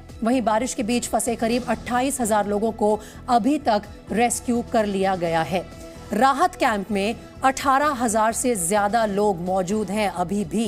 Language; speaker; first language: Hindi; native; Hindi